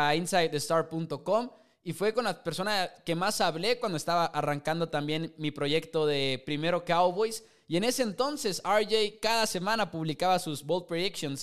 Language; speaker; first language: Spanish; native; Spanish